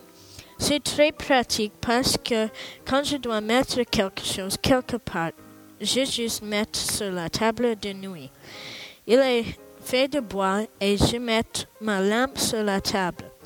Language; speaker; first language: French; non-native, learner; English